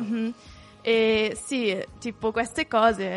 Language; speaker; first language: Italian; non-native, fluent; German